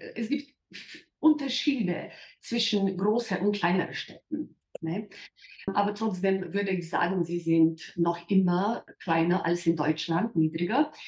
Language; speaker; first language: German; non-native, fluent; Slovenian